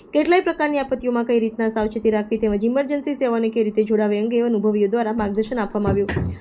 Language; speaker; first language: Gujarati; native; Gujarati